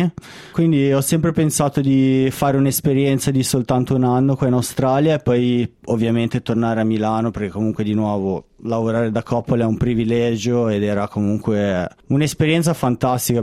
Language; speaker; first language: Italian; native; Italian